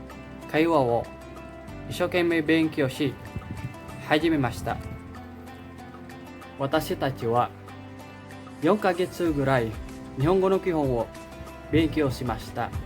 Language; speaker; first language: Japanese; non-native, learner; Indonesian